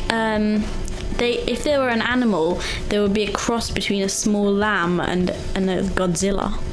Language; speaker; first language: English; native; English